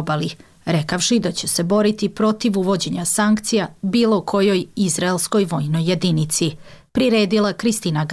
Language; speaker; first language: Serbian; native; Serbian